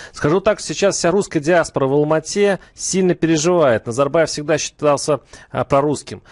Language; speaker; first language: Russian; native; Russian